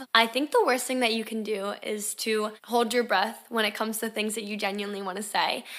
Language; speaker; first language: English; native; English